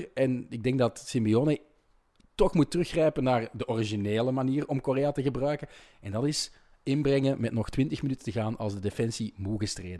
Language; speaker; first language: Dutch; native; Dutch